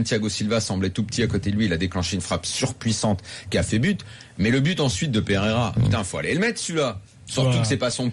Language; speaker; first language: French; native; French